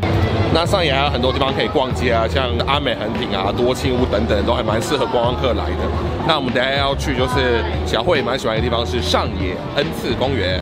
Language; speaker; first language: Chinese; native; Chinese